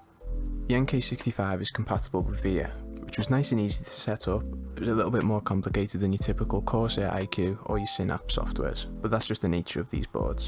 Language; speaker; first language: English; native; English